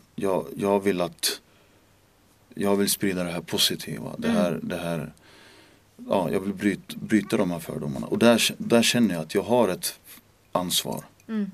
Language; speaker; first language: Swedish; non-native, local second language; Finnish